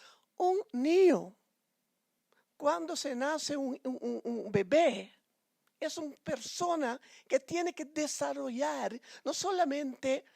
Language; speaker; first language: Spanish; non-native, fluent; Papiamento